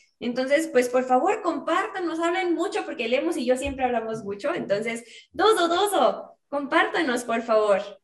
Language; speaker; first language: Spanish; native; Spanish